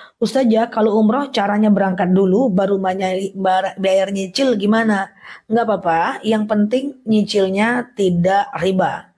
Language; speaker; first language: Indonesian; non-native, local second language; Minangkabau